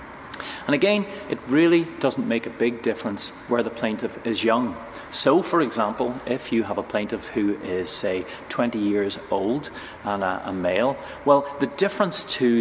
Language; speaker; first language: English; native; English